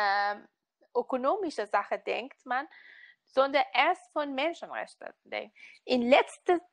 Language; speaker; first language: German; non-native, learner; Persian